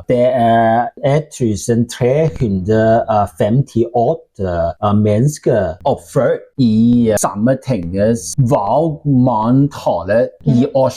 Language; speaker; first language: Norwegian; non-native, learner; Welsh